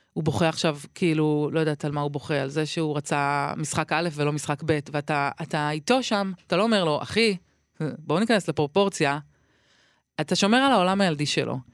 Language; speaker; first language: Hebrew; native; Hebrew